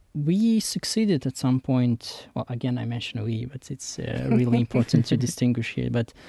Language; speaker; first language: English; non-native, fluent; Persian